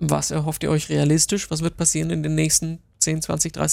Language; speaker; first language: German; native; German